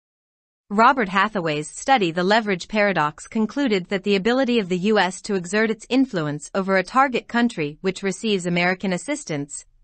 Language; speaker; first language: English; non-native, local second language; Urdu